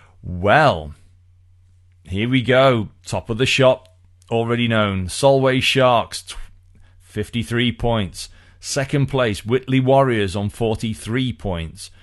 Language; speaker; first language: English; native; English